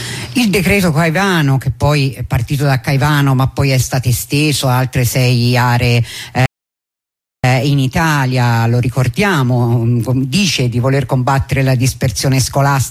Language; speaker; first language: Italian; native; Italian